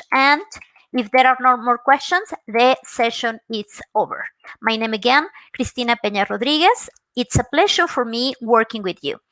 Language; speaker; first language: English; non-native, fluent; Spanish